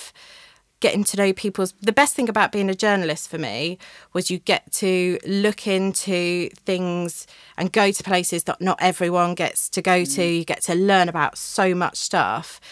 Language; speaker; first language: English; native; English